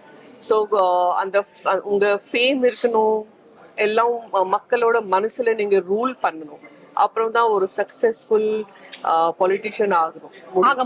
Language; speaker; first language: Tamil; non-native, fluent; Gujarati